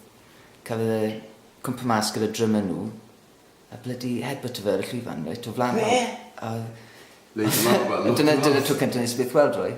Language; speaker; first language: Welsh; native; Welsh